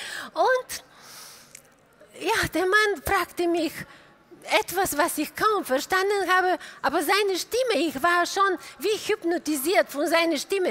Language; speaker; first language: German; non-native, fluent; Bulgarian